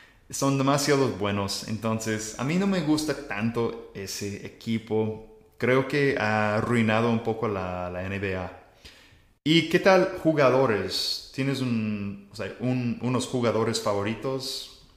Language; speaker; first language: Spanish; non-native, fluent; English